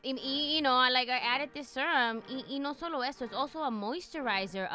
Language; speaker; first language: English; early bilingual, other home language; Spanish